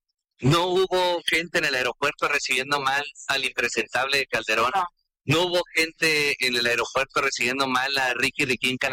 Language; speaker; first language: Spanish; native; Spanish